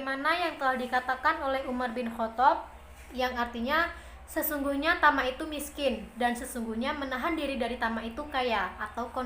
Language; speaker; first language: Indonesian; native; Indonesian